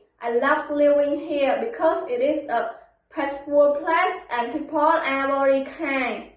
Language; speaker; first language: English; non-native, learner; Khmer